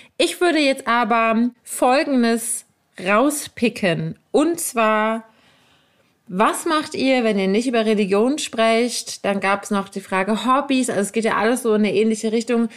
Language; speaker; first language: German; native; German